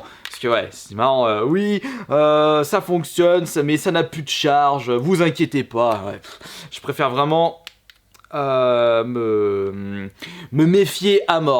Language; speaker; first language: French; native; French